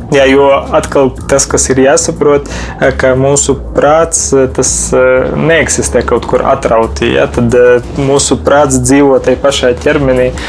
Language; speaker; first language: Latvian; non-native, local second language; Russian